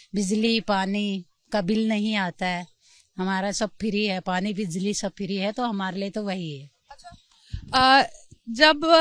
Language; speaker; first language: Hindi; native; Hindi